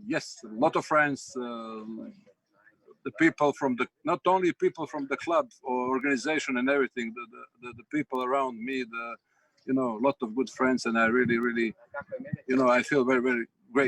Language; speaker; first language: English; non-native, learner; Serbian